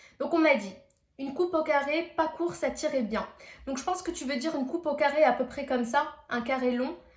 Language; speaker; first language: French; early bilingual, other home language; Arabic